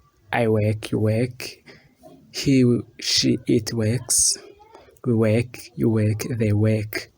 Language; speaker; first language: English; non-native, fluent; Rundi